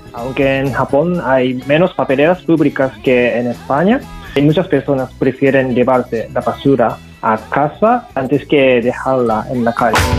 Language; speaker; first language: Spanish; non-native, fluent; Japanese